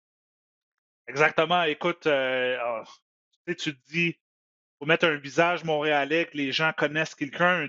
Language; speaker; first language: French; native; French